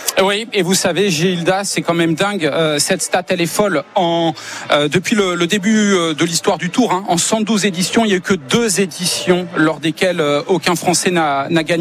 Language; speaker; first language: French; native; French